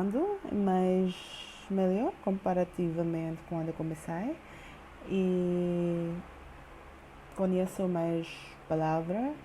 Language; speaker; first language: Portuguese; non-native, learner; English